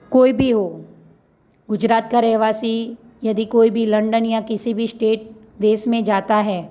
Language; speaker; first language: Hindi; non-native, local second language; Gujarati